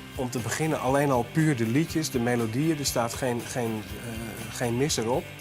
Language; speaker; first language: Dutch; native; Dutch